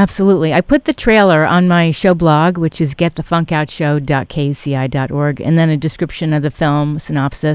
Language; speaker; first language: English; native; English